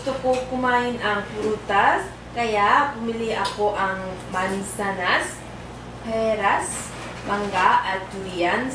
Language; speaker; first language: Filipino; non-native, learner; Korean